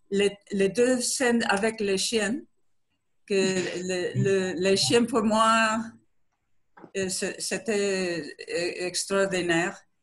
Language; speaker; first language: French; non-native, learner; Spanish